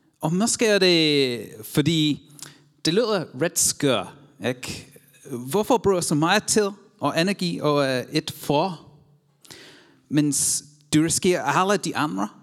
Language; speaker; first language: Danish; non-native, learner; English